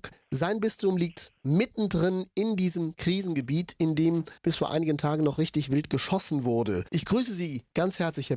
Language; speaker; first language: German; native; German